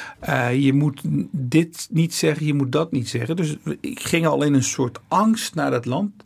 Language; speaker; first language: Dutch; early bilingual, other home language; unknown